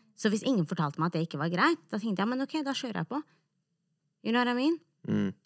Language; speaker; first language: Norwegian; native; Norwegian